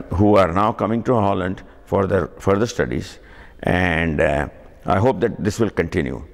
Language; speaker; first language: English; non-native, local second language; Tamil